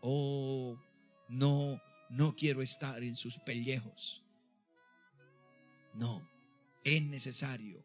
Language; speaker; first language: Spanish; native; Spanish